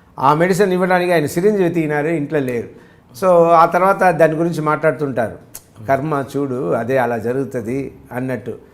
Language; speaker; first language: Telugu; native; Telugu